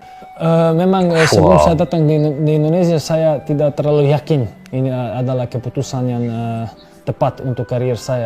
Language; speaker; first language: Indonesian; non-native, fluent; Serbian